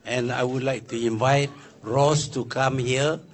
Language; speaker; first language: English; non-native, local second language; Malay